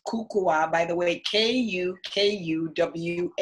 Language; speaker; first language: English; non-native, local second language; Akan